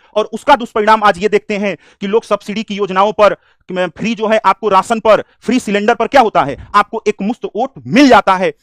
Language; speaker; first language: Hindi; native; Hindi